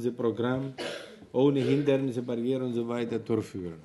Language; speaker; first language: German; non-native, fluent; Greek